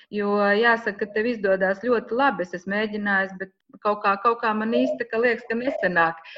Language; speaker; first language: Latvian; native; Latvian